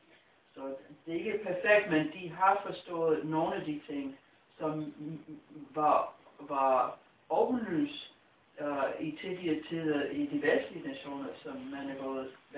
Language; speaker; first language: Danish; non-native, fluent; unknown